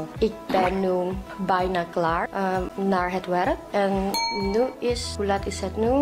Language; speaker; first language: Dutch; non-native, learner; Indonesian